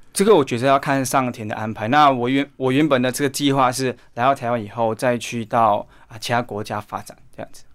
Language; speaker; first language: Chinese; native; Chinese